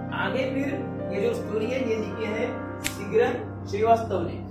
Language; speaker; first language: Hindi; native; Hindi